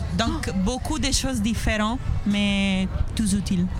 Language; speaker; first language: French; non-native, learner; Italian